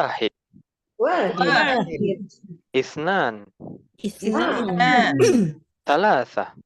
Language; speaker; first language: Arabic; non-native, fluent; Indonesian